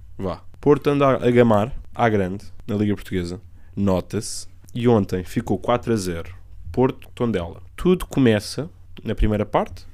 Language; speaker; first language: Portuguese; native; Portuguese